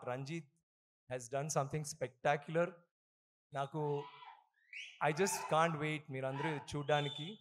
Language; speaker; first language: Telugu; non-native, local second language; Tamil